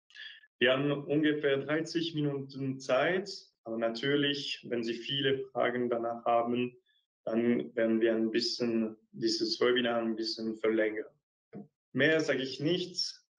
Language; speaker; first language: German; non-native, fluent; French